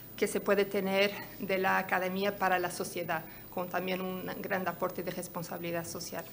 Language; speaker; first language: Spanish; non-native, fluent; Portuguese